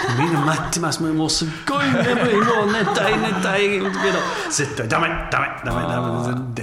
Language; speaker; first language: Japanese; non-native, learner; English